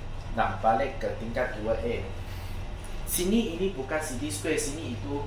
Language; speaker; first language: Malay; non-native, local second language; Chinese